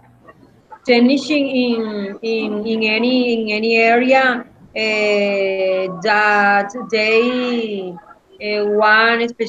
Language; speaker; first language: English; non-native, learner; Spanish